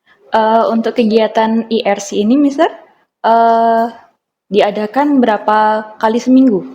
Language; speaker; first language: Indonesian; native; Indonesian